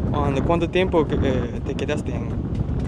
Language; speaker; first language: Spanish; non-native, learner; Japanese